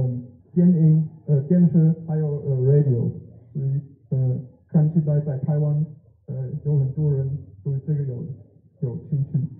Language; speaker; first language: Chinese; non-native, learner; German